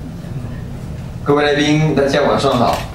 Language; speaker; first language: Chinese; non-native, learner; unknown